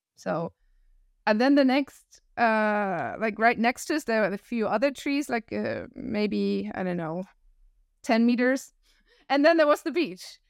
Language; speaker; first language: English; non-native, fluent; German